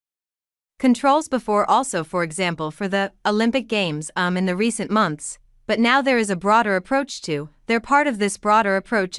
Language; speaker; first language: English; non-native, fluent; German